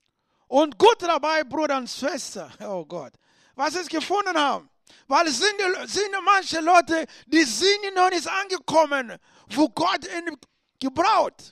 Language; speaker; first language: German; non-native, learner; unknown